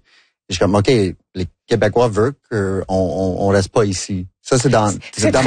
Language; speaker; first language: French; non-native, local second language; English